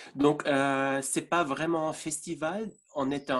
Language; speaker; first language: French; non-native, fluent; German